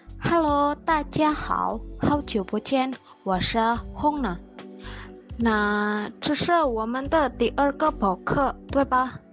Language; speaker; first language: Chinese; non-native, learner; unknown